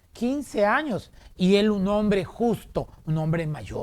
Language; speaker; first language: Spanish; native; Spanish